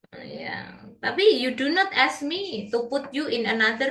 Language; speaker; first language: English; non-native, learner; Indonesian